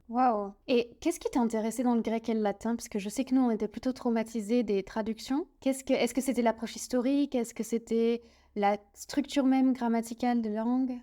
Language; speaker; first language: French; native; French